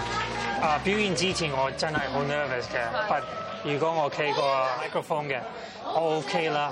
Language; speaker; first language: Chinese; non-native, local second language; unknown